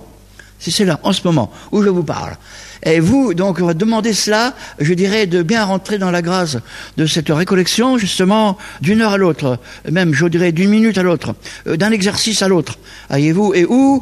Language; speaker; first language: French; native; French